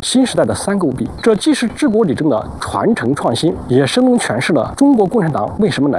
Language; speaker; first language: Chinese; native; Chinese